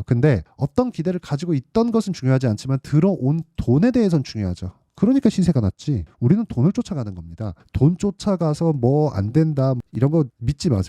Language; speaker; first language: Korean; native; Korean